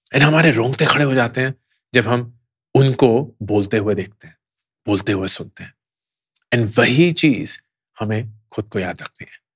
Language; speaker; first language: Hindi; native; Hindi